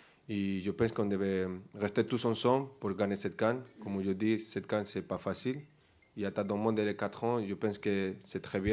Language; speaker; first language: French; non-native, fluent; Spanish